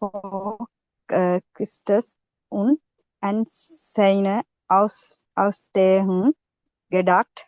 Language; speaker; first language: German; non-native, learner; Sinhala